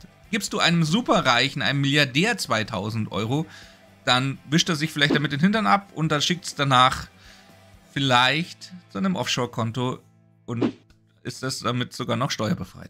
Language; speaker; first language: German; native; German